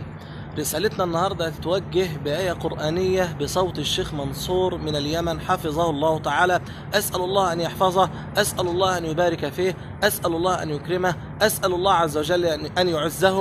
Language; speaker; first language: Arabic; native; Arabic